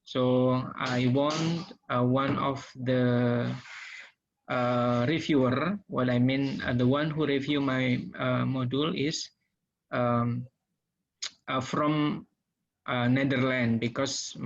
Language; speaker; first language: English; non-native, learner; Indonesian